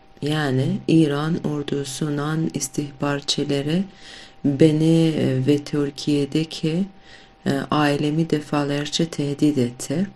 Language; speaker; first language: Turkish; non-native, fluent; Kurdish